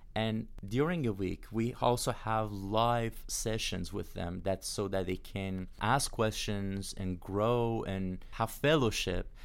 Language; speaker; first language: English; non-native, fluent; Persian